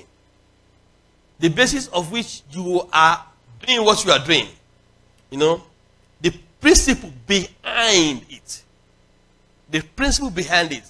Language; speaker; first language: English; non-native, local second language; Yoruba